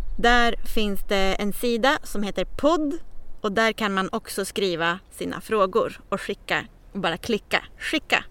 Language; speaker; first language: Swedish; native; Swedish